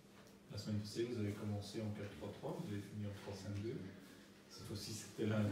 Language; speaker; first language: French; native; French